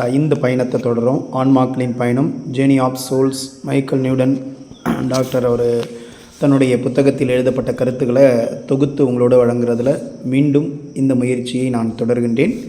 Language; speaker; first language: Tamil; native; Tamil